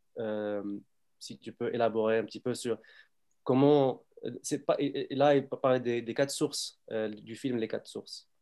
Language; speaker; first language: French; non-native, fluent; Arabic